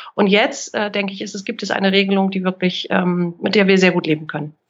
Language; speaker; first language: German; native; German